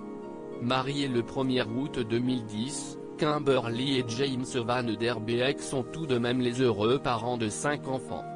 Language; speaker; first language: French; native; French